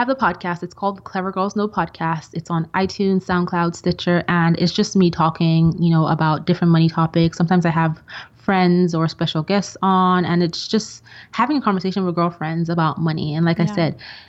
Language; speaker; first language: English; non-native, local second language; Yoruba